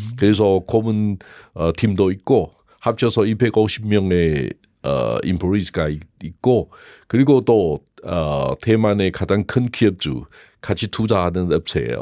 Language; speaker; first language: Korean; non-native, learner; Chinese